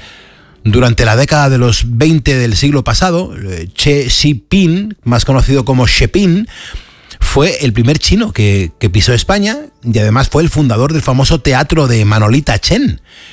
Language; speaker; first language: Spanish; native; Spanish